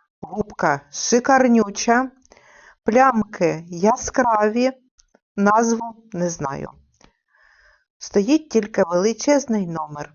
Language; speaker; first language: Ukrainian; native; Ukrainian